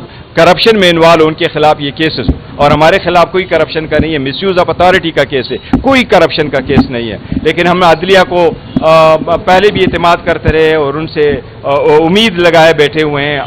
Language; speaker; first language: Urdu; non-native, local second language; Pashto